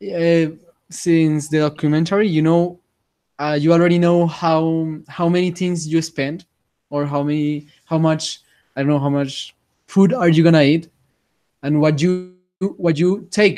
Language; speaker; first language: English; non-native, fluent; Spanish